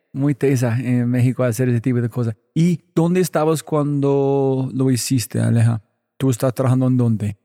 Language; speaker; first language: Spanish; non-native, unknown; English